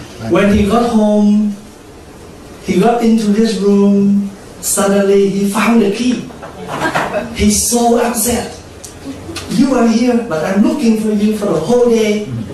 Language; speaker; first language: English; non-native, fluent; Vietnamese